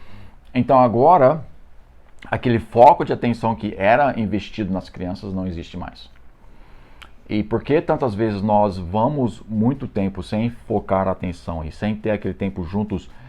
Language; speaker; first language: Portuguese; non-native, fluent; English